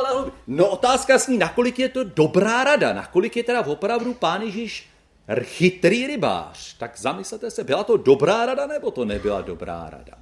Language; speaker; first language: Czech; native; Czech